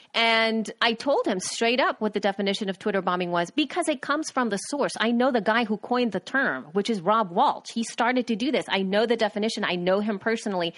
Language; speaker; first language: English; native; English